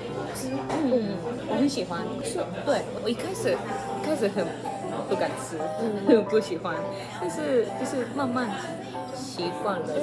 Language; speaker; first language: Chinese; non-native, learner; Japanese